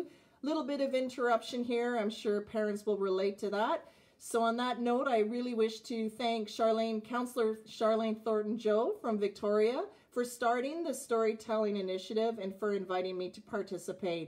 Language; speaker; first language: English; native; English